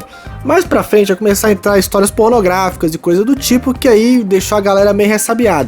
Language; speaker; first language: Portuguese; native; Portuguese